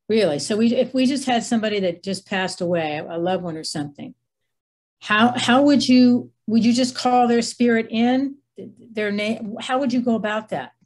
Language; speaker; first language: English; native; English